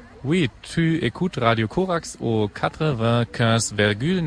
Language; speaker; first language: French; non-native, fluent; German